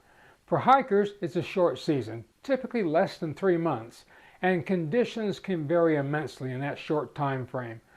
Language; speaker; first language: English; native; English